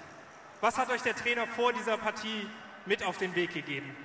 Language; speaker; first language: German; native; German